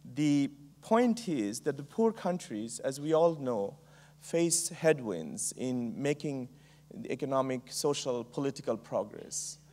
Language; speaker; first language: English; non-native, local second language; Bangla